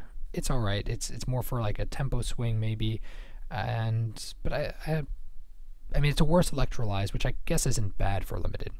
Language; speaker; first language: English; native; English